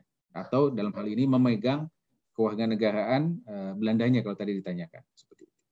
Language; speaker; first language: Indonesian; native; Indonesian